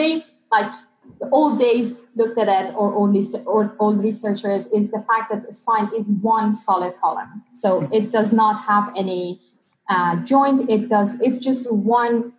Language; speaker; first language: English; non-native, fluent; Persian